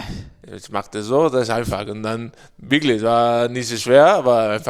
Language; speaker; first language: German; non-native, learner; Spanish